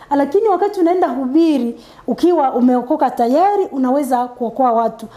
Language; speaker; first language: Swahili; non-native, local second language; Nande